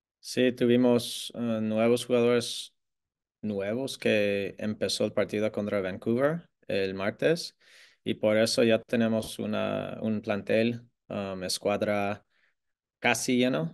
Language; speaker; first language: Spanish; non-native, fluent; English